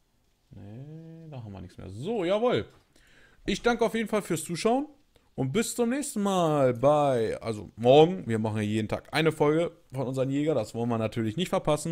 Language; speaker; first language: German; native; German